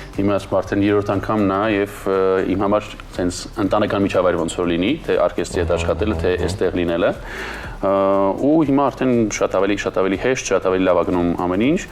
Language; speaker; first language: Armenian; native; Armenian